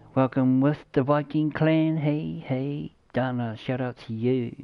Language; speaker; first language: English; native; English